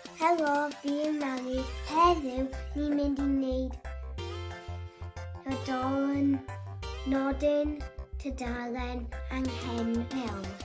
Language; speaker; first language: Welsh; non-native, local second language; English